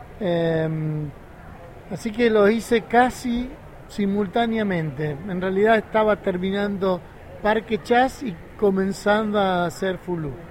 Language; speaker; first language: Spanish; native; Spanish